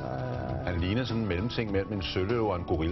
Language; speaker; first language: Danish; native; Danish